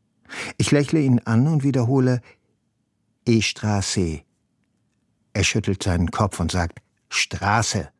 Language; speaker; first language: German; non-native, fluent; Persian